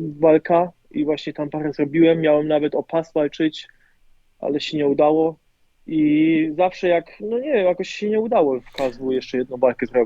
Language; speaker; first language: Polish; early bilingual, heritage; German